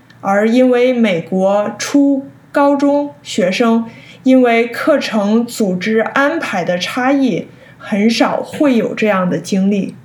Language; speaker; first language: Chinese; early bilingual, heritage; Chinese